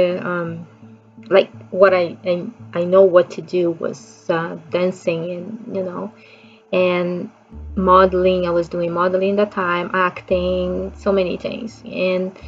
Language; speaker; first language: English; non-native, fluent; Portuguese